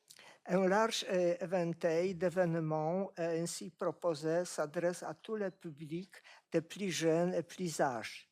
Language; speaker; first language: French; non-native, fluent; Polish